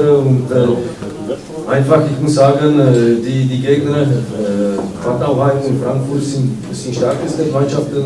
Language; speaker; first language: German; non-native, learner; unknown